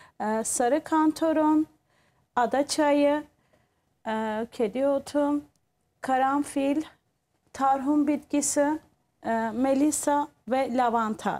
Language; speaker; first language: Turkish; non-native, fluent; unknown